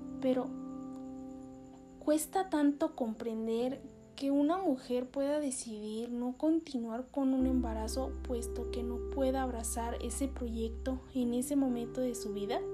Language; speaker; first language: Spanish; native; Spanish